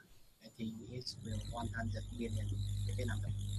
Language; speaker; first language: Vietnamese; native; Vietnamese